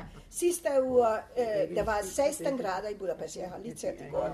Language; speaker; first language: Danish; non-native, fluent; Hungarian